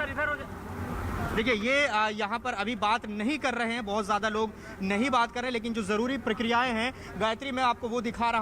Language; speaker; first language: Hindi; native; Hindi